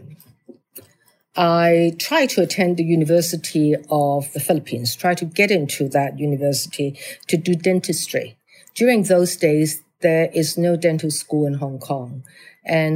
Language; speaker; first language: English; non-native, local second language; Cantonese